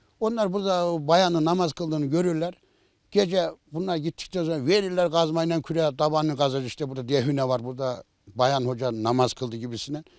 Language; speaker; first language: Turkish; native; Turkish